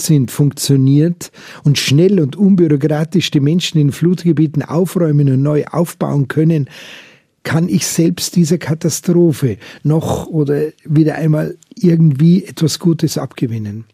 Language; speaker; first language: German; native; German